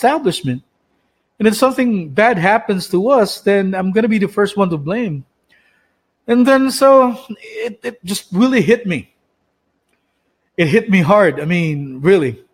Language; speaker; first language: English; non-native, local second language; Cebuano